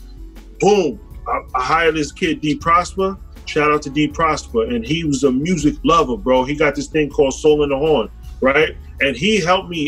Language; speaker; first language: English; native; English